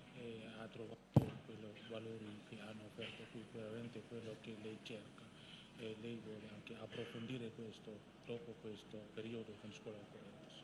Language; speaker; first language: Italian; non-native, fluent; Indonesian